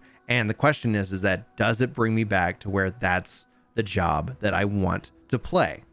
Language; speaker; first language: English; native; English